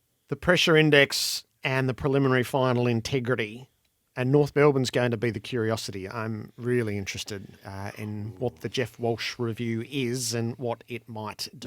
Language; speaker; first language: English; native; English